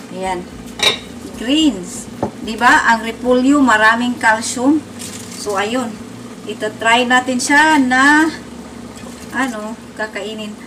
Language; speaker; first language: Filipino; non-native, local second language; Cebuano